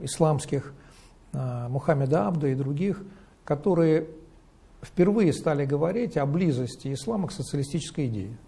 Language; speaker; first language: Russian; native; Russian